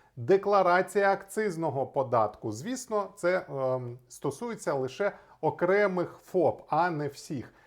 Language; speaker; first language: Ukrainian; non-native, local second language; Russian